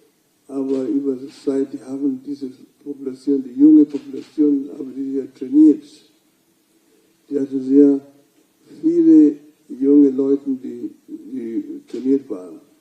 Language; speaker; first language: German; non-native, fluent; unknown